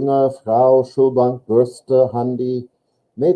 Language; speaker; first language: German; non-native, fluent; English